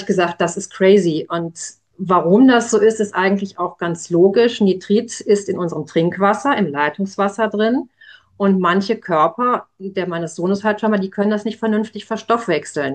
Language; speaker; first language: German; native; German